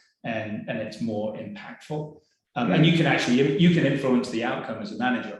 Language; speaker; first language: English; native; English